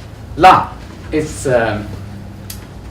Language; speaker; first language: English; non-native, learner; Chinese